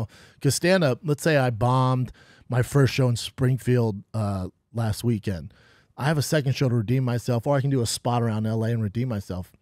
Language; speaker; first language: English; native; English